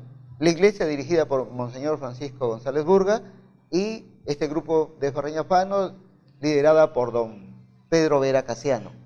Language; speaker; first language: Spanish; native; Spanish